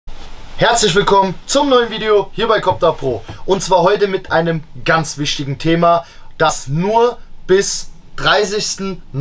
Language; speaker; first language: German; native; German